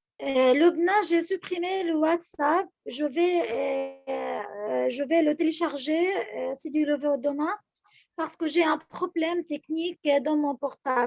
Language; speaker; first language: French; non-native, fluent; Arabic